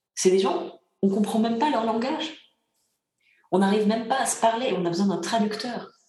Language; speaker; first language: French; early bilingual, other home language; Bulgarian